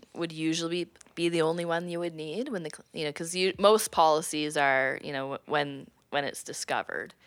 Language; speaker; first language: English; native; English